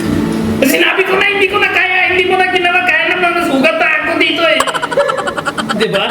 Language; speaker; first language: Filipino; non-native, learner; Punjabi